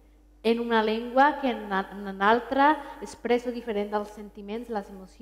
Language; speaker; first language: Catalan; non-native, fluent; Spanish